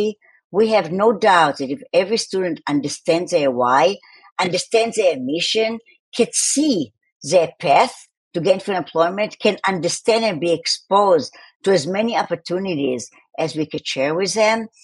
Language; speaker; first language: English; non-native, fluent; Hebrew